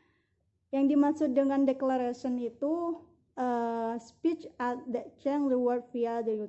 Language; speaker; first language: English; non-native, learner; Indonesian